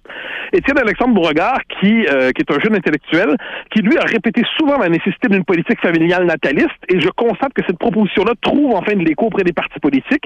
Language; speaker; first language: French; native; French